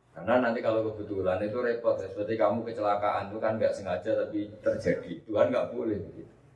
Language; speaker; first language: Indonesian; non-native, local second language; Javanese